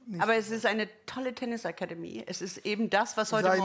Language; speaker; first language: German; native; German